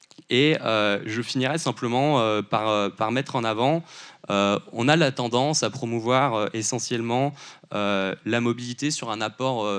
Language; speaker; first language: French; native; French